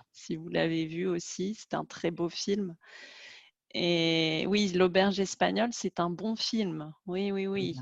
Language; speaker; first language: French; native; French